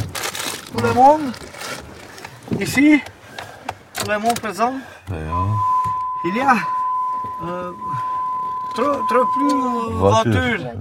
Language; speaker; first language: French; non-native, learner; Romanian